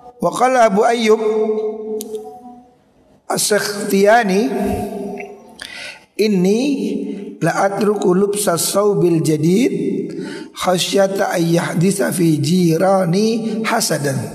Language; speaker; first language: Arabic; non-native, fluent; Javanese